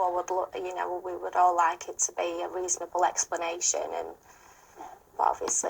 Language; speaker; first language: English; native; English